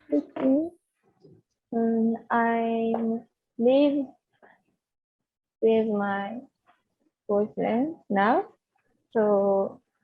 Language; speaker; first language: English; non-native, learner; Japanese